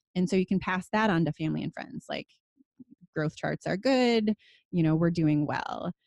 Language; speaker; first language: English; native; English